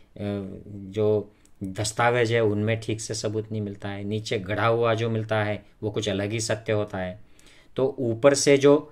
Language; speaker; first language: Hindi; non-native, local second language; Marathi